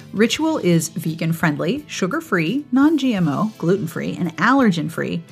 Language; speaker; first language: English; native; English